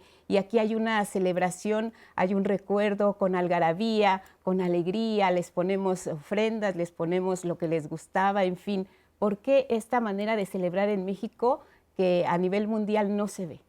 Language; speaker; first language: Spanish; native; Spanish